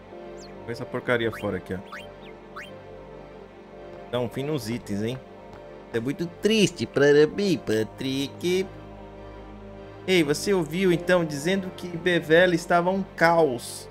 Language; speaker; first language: Portuguese; native; Portuguese